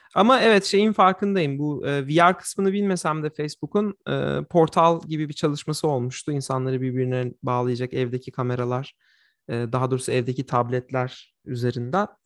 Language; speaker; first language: Turkish; native; Turkish